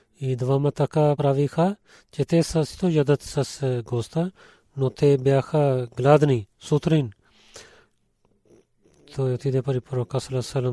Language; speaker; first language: Bulgarian; non-native, learner; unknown